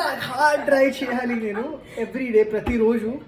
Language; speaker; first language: Telugu; non-native, learner; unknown